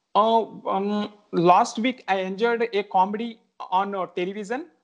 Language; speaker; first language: English; non-native, local second language; Telugu